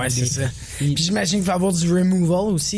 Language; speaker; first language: French; native; French